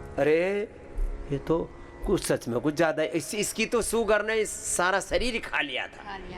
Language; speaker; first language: Hindi; native; Hindi